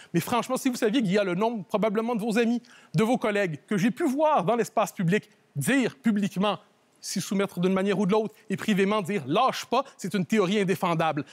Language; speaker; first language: French; native; French